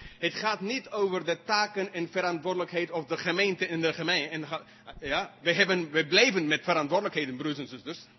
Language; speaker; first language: Dutch; non-native, fluent; English